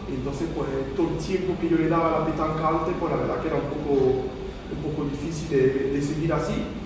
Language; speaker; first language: Spanish; early bilingual, heritage; Spanish